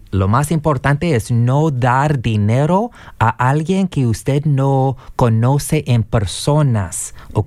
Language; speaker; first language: Spanish; non-native, learner; English